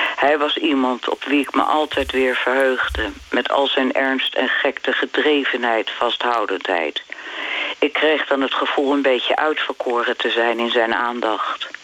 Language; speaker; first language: Dutch; native; Dutch